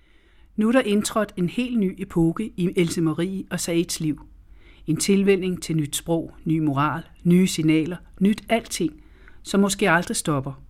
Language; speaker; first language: Danish; native; Danish